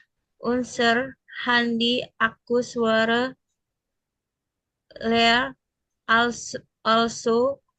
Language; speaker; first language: German; non-native, learner; Indonesian